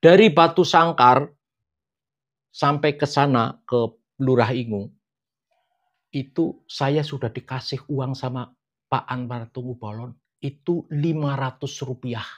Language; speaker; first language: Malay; non-native, local second language; Javanese